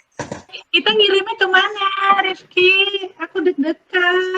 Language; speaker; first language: Indonesian; native; Indonesian